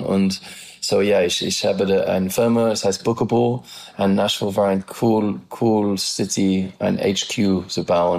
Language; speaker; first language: German; non-native, learner; English